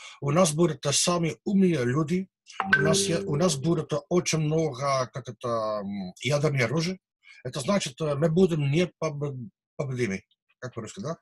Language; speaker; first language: Russian; non-native, learner; Dutch